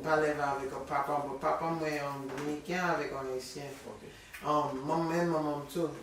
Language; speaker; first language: Haitian Creole; early bilingual, heritage; English